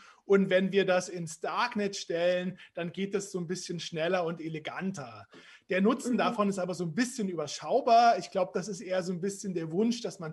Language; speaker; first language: German; native; German